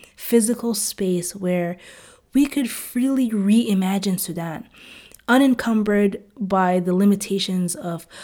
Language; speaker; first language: English; early bilingual, other home language; Arabic